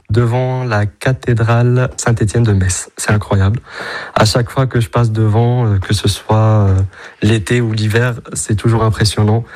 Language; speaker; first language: French; non-native, local second language; Arabic